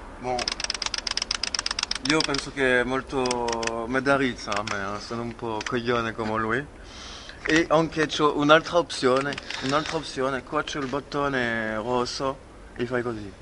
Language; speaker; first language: Italian; non-native, fluent; French